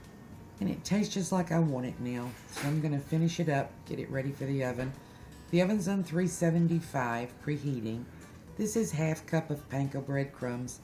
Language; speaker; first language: English; native; English